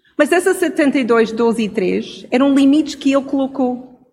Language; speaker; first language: Portuguese; non-native, fluent; English